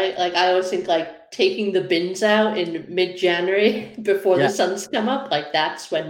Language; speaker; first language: English; native; English